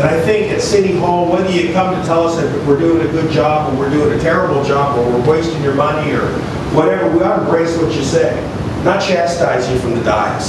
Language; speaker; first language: English; native; English